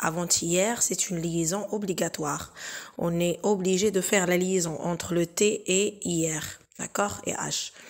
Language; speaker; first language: French; non-native, local second language; Arabic